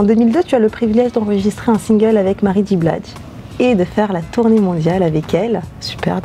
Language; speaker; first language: French; native; French